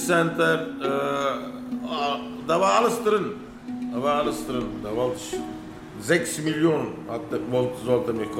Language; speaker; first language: German; early bilingual, other home language; Turkish